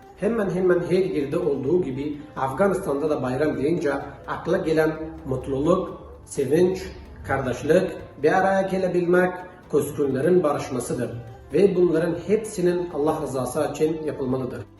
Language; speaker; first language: Turkish; non-native, fluent; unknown